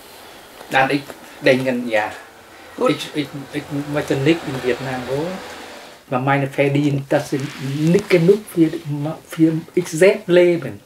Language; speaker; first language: German; non-native, learner; Vietnamese